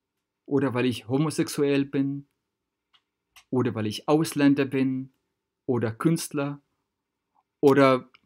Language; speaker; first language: German; non-native, fluent; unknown